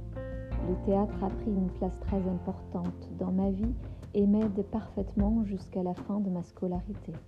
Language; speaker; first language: French; non-native, fluent; German